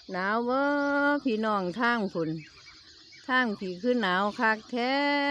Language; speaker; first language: Thai; native; Thai